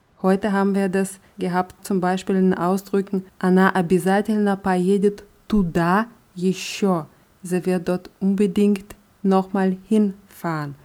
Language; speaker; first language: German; non-native, fluent; Russian